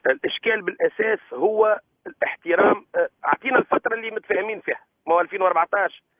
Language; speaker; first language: Arabic; native; Arabic